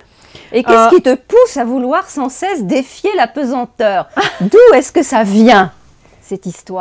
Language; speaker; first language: French; native; French